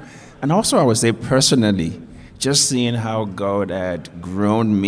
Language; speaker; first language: English; non-native, local second language; Yoruba